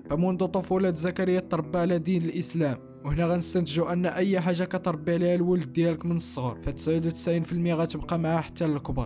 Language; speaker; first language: Arabic; native; Arabic